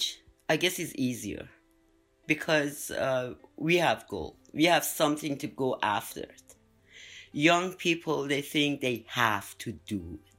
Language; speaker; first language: English; non-native, fluent; Persian